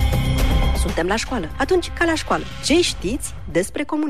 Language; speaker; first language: Romanian; native; Romanian